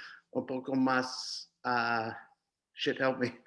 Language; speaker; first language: Spanish; non-native, fluent; English